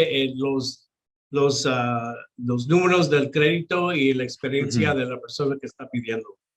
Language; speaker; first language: Spanish; non-native, local second language; English